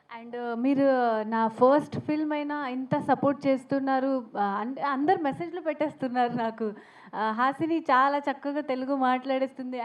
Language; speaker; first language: Telugu; non-native, learner; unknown